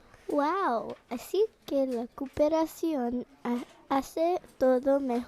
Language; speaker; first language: Spanish; non-native, learner; English